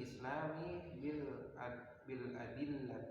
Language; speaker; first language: Arabic; non-native, learner; Indonesian